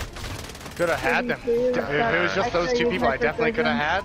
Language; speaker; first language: English; native; English